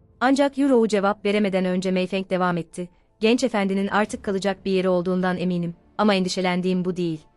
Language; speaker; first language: Turkish; native; Turkish